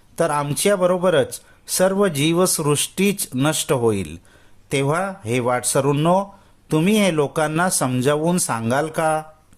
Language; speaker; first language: Marathi; non-native, local second language; Urdu